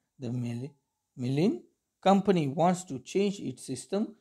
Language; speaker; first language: English; non-native, local second language; Tamil